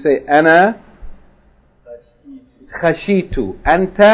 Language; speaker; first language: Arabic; non-native, fluent; English